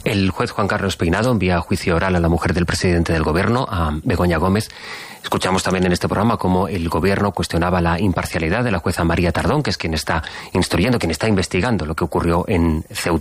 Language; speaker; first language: Spanish; native; Spanish